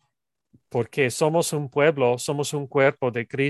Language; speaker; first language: Spanish; non-native, learner; English